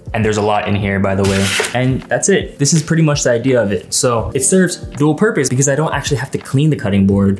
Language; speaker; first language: English; non-native, fluent; Spanish